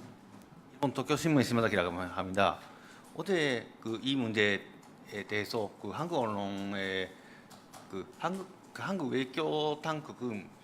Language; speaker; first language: Korean; non-native, fluent; Japanese